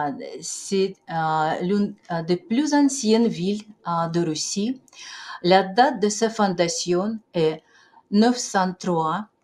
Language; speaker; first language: French; non-native, fluent; Russian